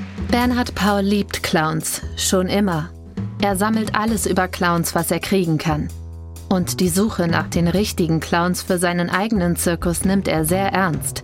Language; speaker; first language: German; native; German